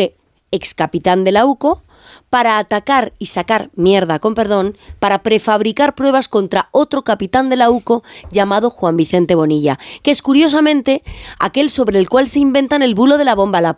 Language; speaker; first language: Spanish; native; Spanish